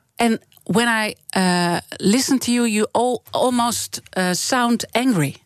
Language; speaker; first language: English; non-native, fluent; Dutch